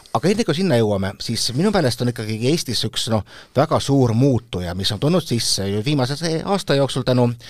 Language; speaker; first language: Estonian; native; Estonian